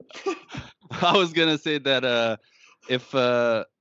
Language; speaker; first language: English; non-native, fluent; Romanian